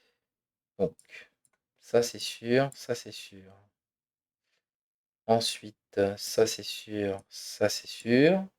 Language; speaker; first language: French; native; French